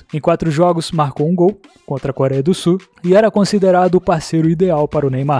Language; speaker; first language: Portuguese; native; Portuguese